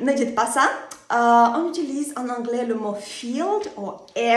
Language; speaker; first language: French; non-native, fluent; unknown